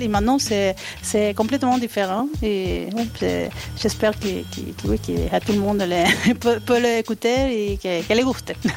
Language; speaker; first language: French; non-native, fluent; Spanish